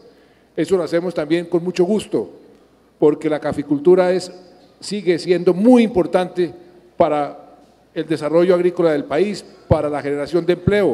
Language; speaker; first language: Spanish; native; Spanish